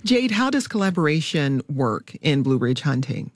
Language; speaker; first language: English; native; English